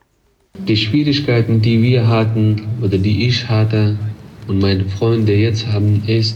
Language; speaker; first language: German; non-native, fluent; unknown